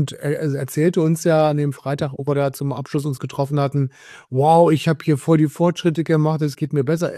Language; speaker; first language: German; native; German